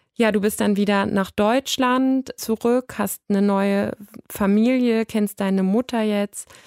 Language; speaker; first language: German; native; German